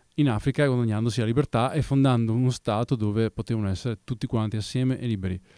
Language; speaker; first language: Italian; native; Italian